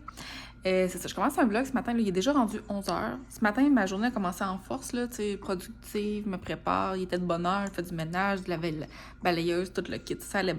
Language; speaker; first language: French; native; French